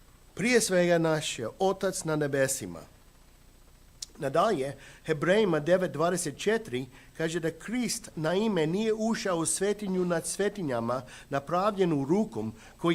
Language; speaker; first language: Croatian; non-native, fluent; English